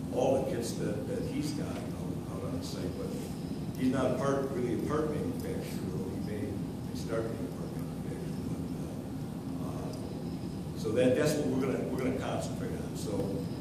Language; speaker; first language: English; native; English